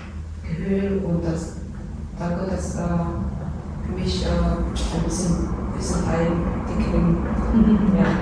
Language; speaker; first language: German; non-native, learner; Vietnamese